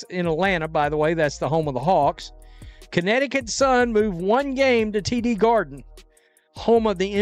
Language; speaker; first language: English; native; English